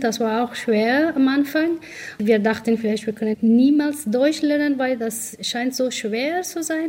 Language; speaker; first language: German; non-native, learner; Persian